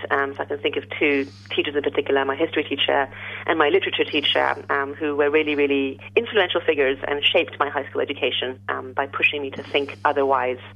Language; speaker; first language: English; non-native, local second language; French